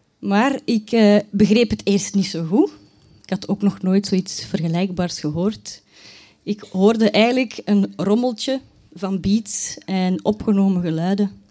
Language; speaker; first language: Dutch; native; Dutch